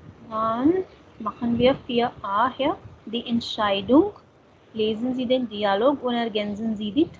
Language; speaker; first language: German; non-native, fluent; Hindi